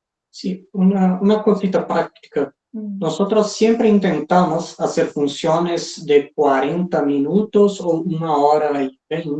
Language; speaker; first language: Spanish; non-native, fluent; Portuguese